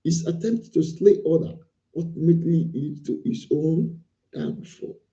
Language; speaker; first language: English; non-native, local second language; Yoruba